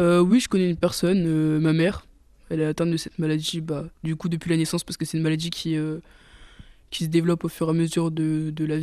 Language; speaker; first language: French; native; French